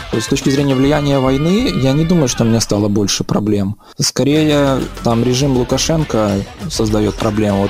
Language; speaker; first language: Russian; native; Russian